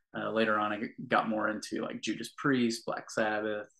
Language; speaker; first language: English; native; English